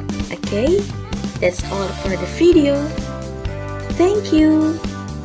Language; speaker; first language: English; non-native, fluent; Indonesian